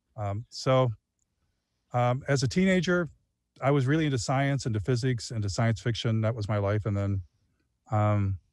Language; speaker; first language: English; native; English